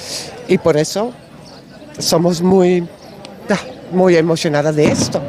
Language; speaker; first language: Spanish; non-native, learner; Dutch